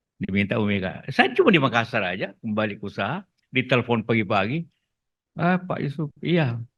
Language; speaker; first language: Indonesian; non-native, local second language; Buginese